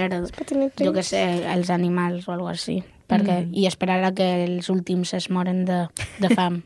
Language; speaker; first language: Catalan; non-native, local second language; Spanish